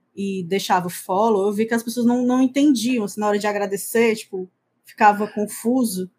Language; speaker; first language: Portuguese; native; Portuguese